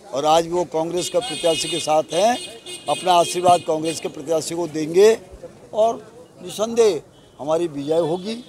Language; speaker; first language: Hindi; native; Hindi